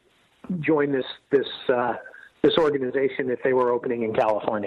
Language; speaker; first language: English; native; English